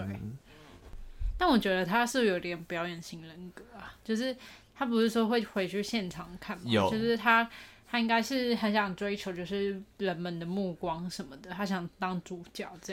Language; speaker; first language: Chinese; native; Chinese